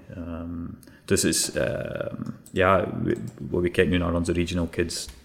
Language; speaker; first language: Dutch; non-native, fluent; English